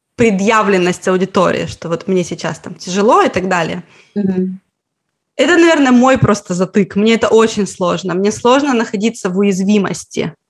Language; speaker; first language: Russian; native; Russian